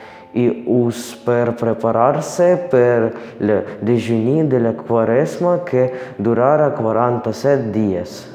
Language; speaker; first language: Catalan; non-native, learner; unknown